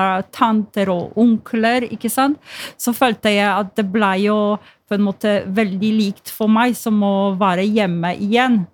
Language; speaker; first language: Norwegian; non-native, fluent; Polish